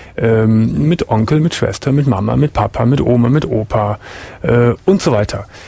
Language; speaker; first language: German; native; German